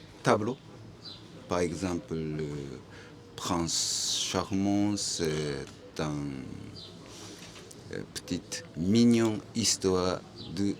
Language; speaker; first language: French; non-native, learner; Japanese